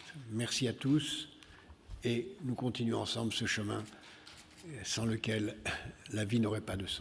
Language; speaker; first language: French; native; French